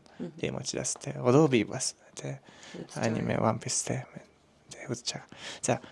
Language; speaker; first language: Mongolian; non-native, learner; Japanese